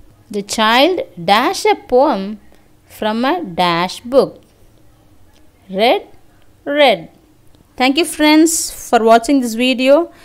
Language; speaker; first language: English; non-native, local second language; Tamil